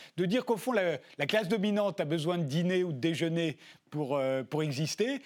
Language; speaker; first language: French; native; French